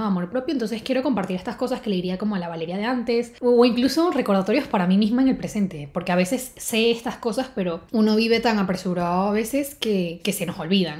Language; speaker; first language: Spanish; native; Spanish